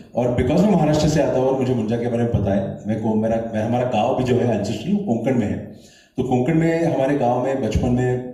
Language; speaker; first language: Hindi; non-native, local second language; Marathi